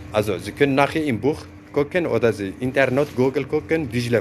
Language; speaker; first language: German; non-native, learner; Zaza